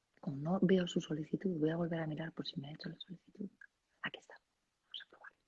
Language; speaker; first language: Spanish; native; Spanish